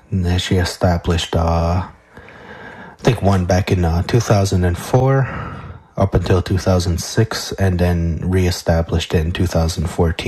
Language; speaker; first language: English; non-native, fluent; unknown